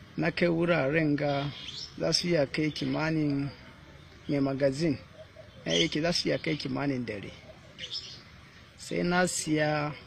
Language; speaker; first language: Hausa; non-native, local second language; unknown